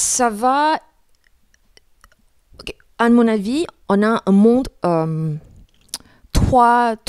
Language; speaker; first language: French; non-native, fluent; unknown